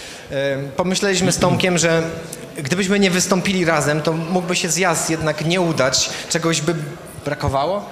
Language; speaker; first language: Polish; native; Polish